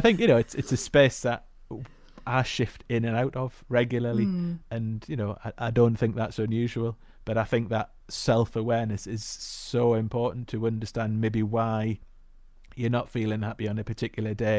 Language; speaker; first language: English; native; English